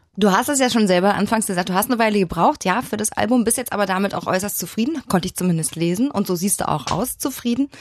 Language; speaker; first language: German; native; German